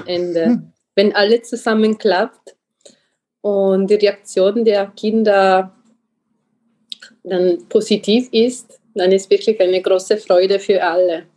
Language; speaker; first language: German; non-native, learner; Italian